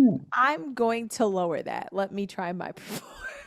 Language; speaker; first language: English; native; English